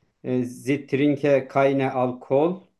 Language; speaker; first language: German; non-native, learner; Turkish